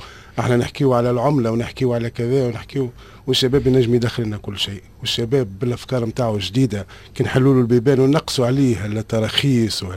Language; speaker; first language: Arabic; native; Arabic